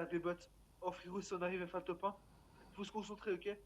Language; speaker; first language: French; native; French